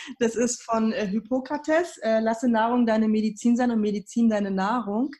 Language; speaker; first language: German; early bilingual, other home language; Persian